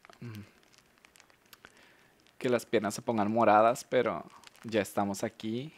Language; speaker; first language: Spanish; native; Spanish